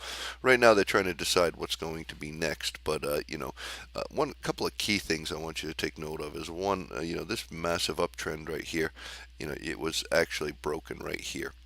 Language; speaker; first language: English; native; English